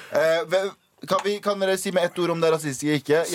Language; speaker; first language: Norwegian; native; Norwegian